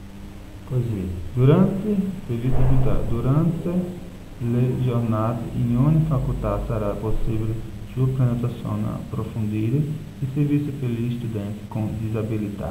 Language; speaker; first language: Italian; non-native, learner; Portuguese